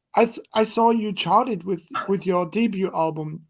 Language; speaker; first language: English; non-native, fluent; German